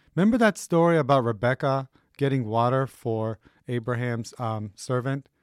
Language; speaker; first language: English; early bilingual, other home language; Hebrew